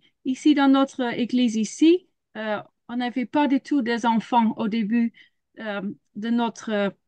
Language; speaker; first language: French; non-native, learner; Dutch